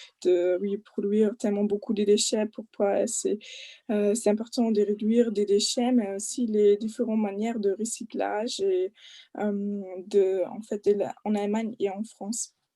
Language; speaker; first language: French; non-native, fluent; German